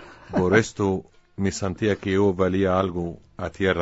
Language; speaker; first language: Spanish; non-native, learner; Arabic